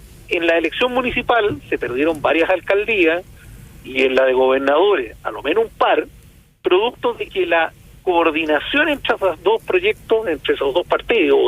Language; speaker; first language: Spanish; native; Spanish